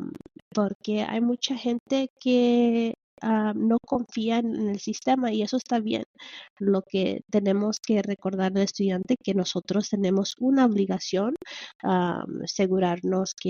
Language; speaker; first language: Spanish; early bilingual, heritage; Spanish